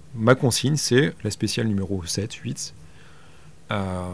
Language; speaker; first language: French; native; French